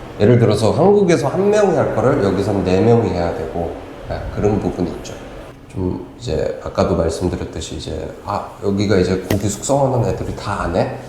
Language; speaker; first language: Korean; native; Korean